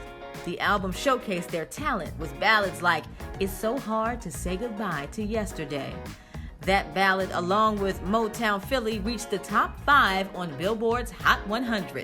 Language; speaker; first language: English; native; English